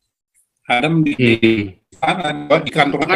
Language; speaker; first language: Indonesian; native; Indonesian